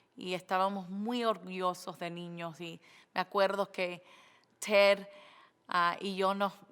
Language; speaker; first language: Spanish; early bilingual, other home language; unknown